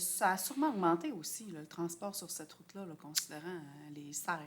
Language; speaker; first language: French; native; French